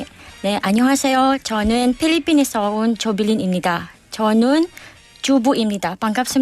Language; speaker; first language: Korean; non-native, learner; Filipino